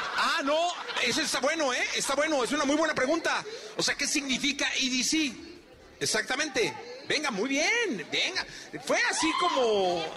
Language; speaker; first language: Spanish; native; Spanish